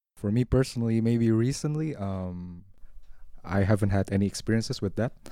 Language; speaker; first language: English; non-native, fluent; Indonesian